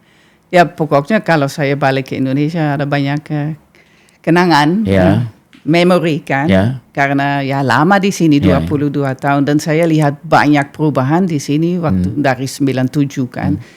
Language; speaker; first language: Indonesian; non-native, fluent; Dutch